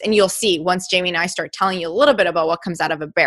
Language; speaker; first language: English; native; English